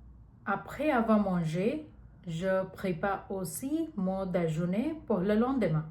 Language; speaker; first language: French; non-native, learner; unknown